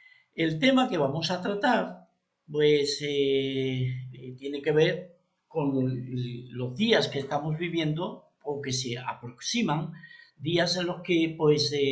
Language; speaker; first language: Spanish; native; Spanish